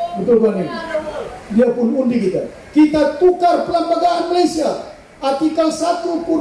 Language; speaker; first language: Malay; non-native, local second language; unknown